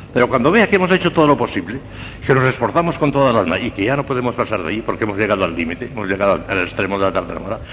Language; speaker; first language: Spanish; native; Spanish